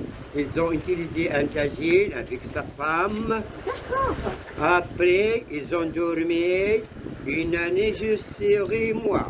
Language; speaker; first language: French; non-native, local second language; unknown